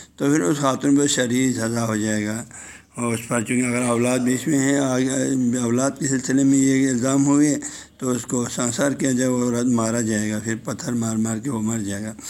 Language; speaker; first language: Urdu; non-native, local second language; Balti